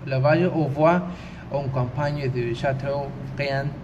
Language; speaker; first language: French; non-native, learner; Spanish